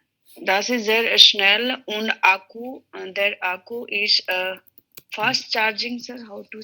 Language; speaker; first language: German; non-native, learner; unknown